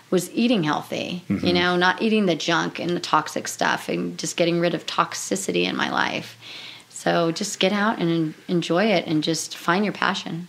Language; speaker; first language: English; native; English